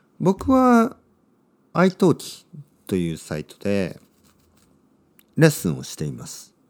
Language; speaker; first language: Japanese; native; Japanese